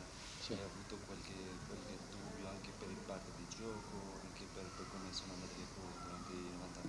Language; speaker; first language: Italian; non-native, fluent; Albanian